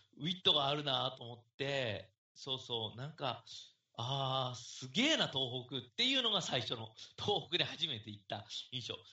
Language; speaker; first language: Japanese; native; Japanese